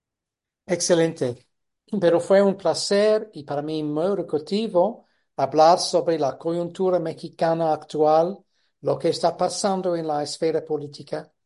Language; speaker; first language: Spanish; non-native, fluent; English